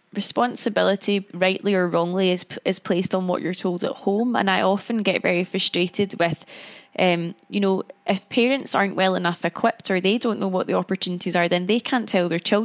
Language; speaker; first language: English; native; English